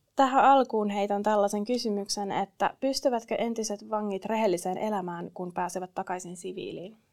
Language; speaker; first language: Finnish; native; Finnish